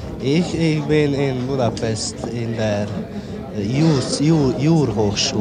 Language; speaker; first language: German; non-native, learner; Hungarian